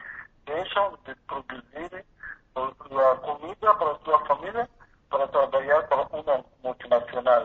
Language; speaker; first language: Spanish; non-native, learner; Portuguese